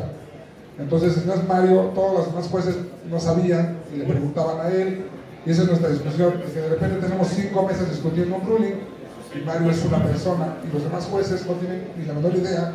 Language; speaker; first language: Spanish; native; Spanish